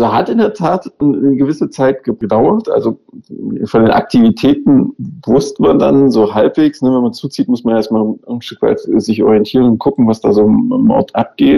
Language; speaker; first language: German; native; German